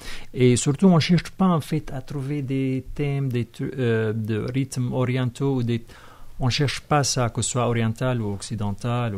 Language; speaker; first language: French; non-native, fluent; Arabic